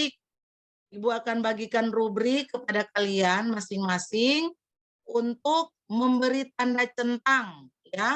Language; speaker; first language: Indonesian; native; Indonesian